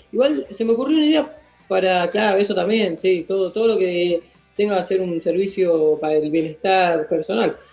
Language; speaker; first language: Spanish; native; Spanish